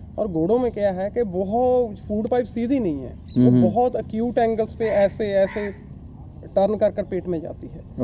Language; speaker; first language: Hindi; non-native, local second language; Punjabi